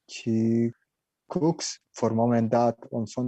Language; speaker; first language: English; non-native, learner; Spanish